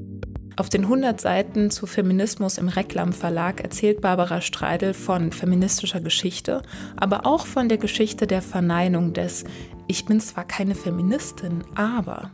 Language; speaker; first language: German; native; German